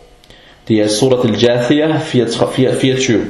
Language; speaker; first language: Danish; early bilingual, other home language; Arabic